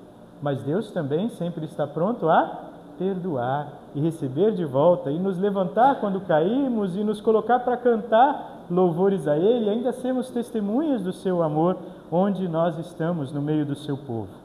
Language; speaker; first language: Portuguese; native; Portuguese